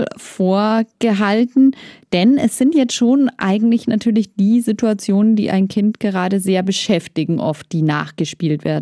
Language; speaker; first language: German; native; German